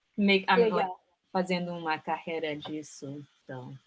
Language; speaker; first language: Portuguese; early bilingual, heritage; Portuguese